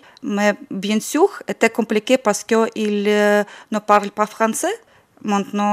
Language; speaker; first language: French; non-native, learner; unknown